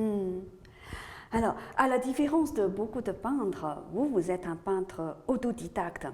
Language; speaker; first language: French; native; French